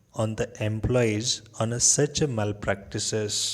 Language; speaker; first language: English; non-native, local second language; Marathi